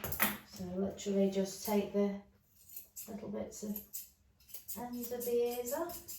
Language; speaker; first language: English; native; English